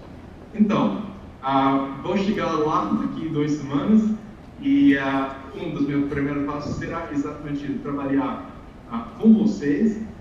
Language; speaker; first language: Portuguese; non-native, fluent; English